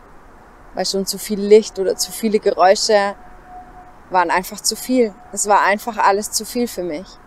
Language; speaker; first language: German; native; German